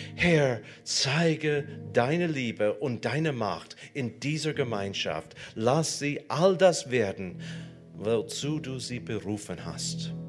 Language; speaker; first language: German; non-native, fluent; English